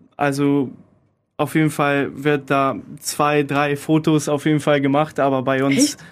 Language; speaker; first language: German; early bilingual, other home language; Polish